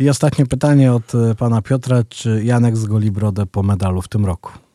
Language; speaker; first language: Polish; native; Polish